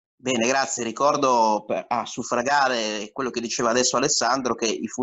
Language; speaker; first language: Italian; native; Italian